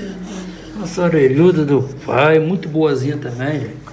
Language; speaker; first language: Portuguese; native; Portuguese